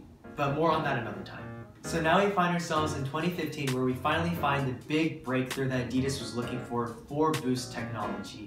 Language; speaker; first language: English; native; English